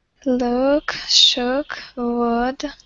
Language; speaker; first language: English; non-native, learner; Russian